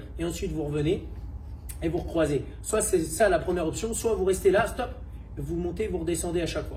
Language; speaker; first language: French; native; French